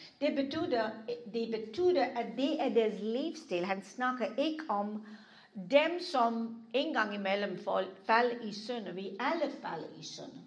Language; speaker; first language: Danish; non-native, fluent; English